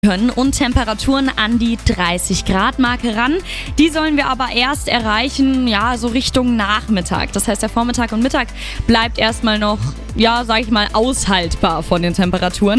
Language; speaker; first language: German; native; German